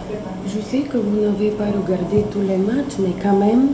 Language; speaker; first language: French; non-native, fluent; Bulgarian